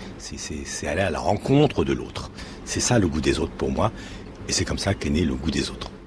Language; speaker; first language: French; native; French